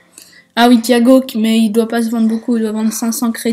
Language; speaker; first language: French; native; French